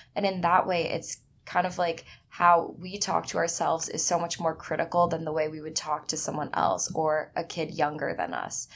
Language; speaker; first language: English; early bilingual, other home language; Chinese